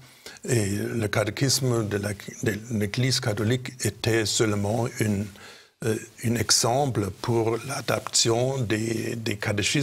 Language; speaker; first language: French; non-native, fluent; German